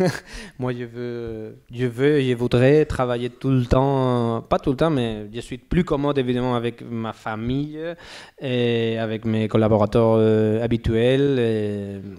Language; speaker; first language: French; non-native, learner; Spanish